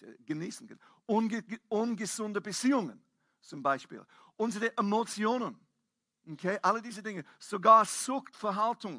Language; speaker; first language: German; non-native, fluent; English